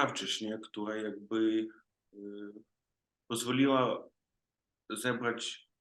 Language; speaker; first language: Polish; non-native, fluent; Ukrainian